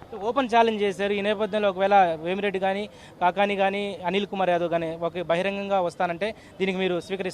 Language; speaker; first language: Telugu; native; Telugu